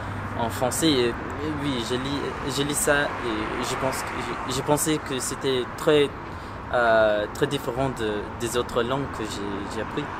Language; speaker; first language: French; non-native, fluent; English